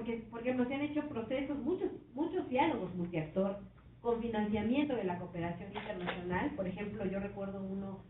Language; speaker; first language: Spanish; native; Spanish